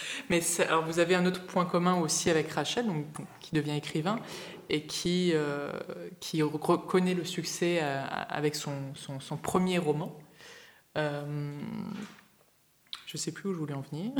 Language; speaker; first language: French; native; French